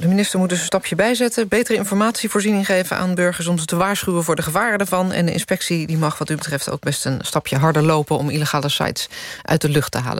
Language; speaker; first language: Dutch; native; Dutch